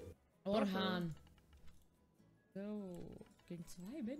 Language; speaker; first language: German; native; German